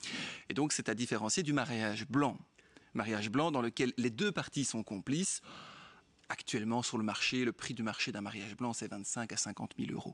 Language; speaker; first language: French; native; French